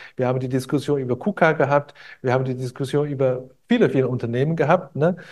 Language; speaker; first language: German; non-native, fluent; Chinese